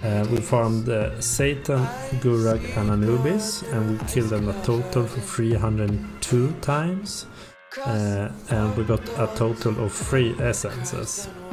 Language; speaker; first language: English; non-native, fluent; Swedish